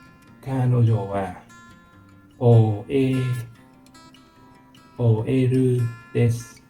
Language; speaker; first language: Japanese; non-native, learner; Vietnamese